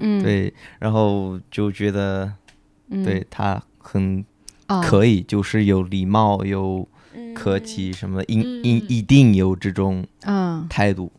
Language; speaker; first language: Chinese; non-native, fluent; English